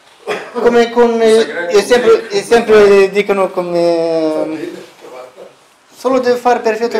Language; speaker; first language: Italian; non-native, learner; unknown